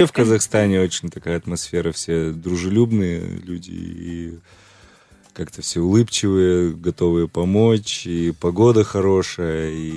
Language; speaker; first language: Russian; native; Russian